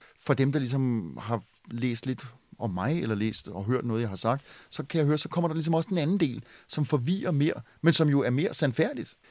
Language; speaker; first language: Danish; native; Danish